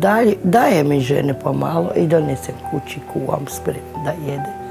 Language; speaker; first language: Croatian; non-native, local second language; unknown